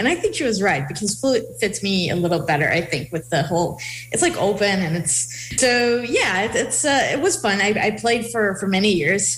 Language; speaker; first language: English; non-native, fluent; Hebrew